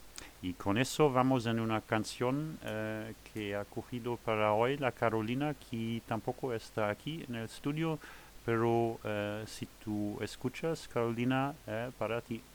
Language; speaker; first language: Spanish; non-native, fluent; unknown